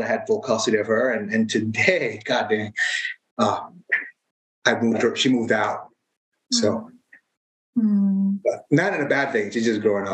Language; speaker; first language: English; native; English